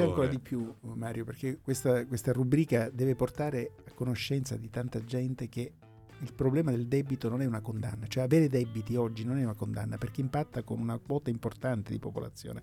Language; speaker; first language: Italian; native; Italian